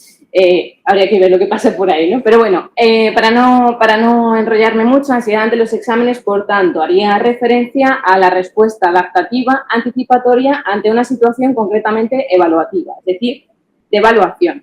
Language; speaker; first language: Spanish; native; Spanish